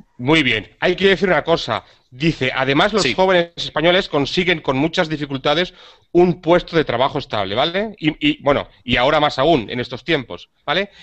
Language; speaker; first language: Spanish; native; Spanish